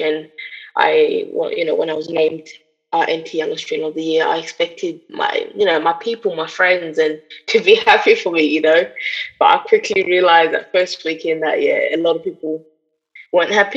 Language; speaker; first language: English; native; English